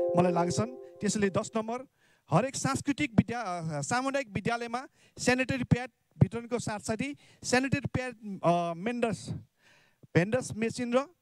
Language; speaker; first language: Nepali; non-native, local second language; Newari